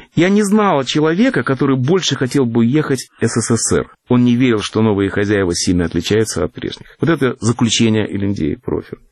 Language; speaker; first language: Russian; native; Russian